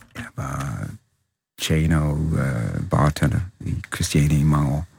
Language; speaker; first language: Danish; non-native, fluent; English